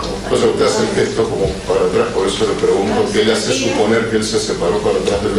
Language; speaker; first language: Spanish; native; Spanish